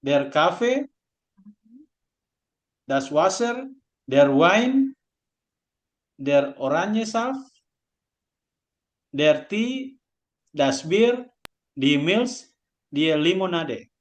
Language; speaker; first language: German; non-native, learner; Indonesian